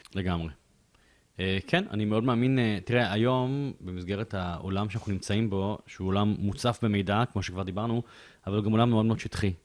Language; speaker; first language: Hebrew; native; Hebrew